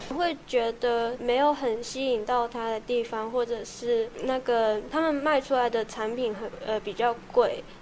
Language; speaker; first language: Chinese; non-native, local second language; Cantonese